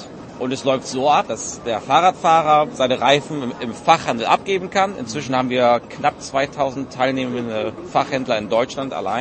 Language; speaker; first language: German; native; German